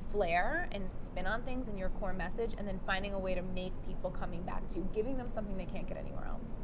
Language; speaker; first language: English; native; English